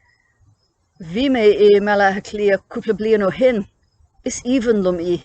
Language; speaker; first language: Irish; non-native, learner; English